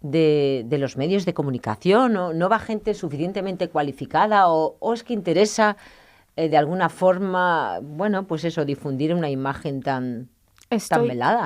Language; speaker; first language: Spanish; native; Spanish